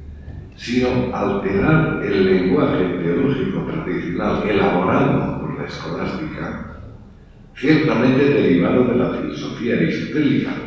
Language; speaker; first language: Spanish; native; Spanish